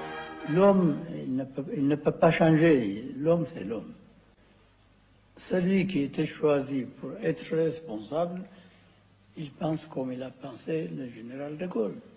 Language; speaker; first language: French; non-native, fluent; Amharic